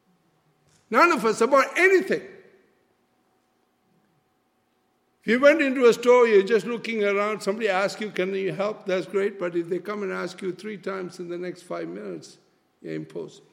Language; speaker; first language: English; non-native, local second language; Malay